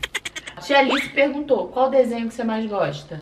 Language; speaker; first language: Portuguese; native; Portuguese